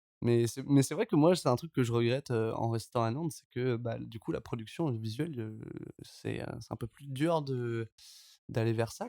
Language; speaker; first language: French; native; French